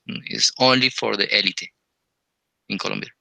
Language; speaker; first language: English; non-native, learner; Spanish